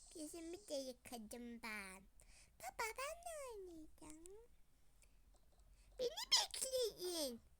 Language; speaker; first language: Turkish; early bilingual, other home language; Arabic